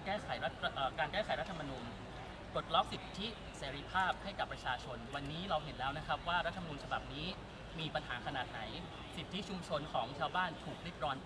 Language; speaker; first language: Thai; native; Thai